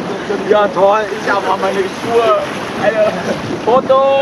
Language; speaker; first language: German; non-native, learner; Dutch